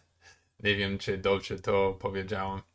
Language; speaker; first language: Polish; non-native, fluent; English